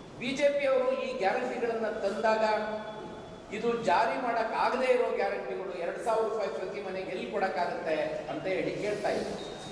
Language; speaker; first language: Kannada; native; Kannada